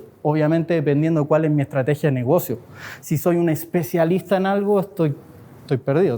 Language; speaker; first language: Spanish; native; Spanish